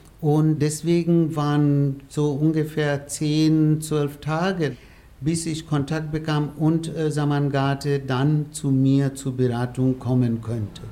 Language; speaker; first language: German; non-native, fluent; Arabic